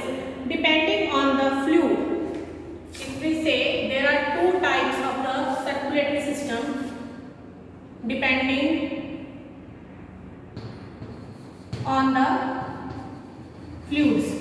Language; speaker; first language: English; non-native, local second language; Hindi